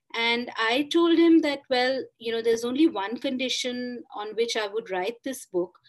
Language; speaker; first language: English; non-native, local second language; Bangla